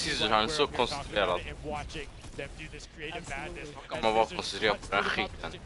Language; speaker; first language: Swedish; early bilingual, other home language; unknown